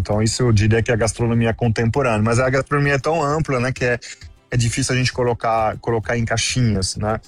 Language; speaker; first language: Portuguese; non-native, fluent; French